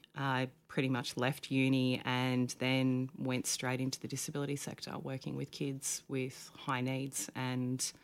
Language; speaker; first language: English; native; English